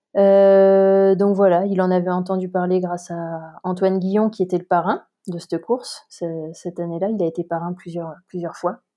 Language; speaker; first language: French; native; French